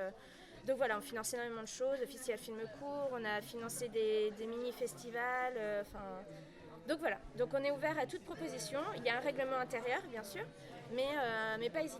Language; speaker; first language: French; native; French